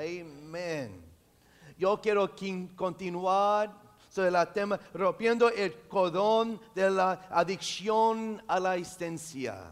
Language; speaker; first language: Spanish; non-native, local second language; English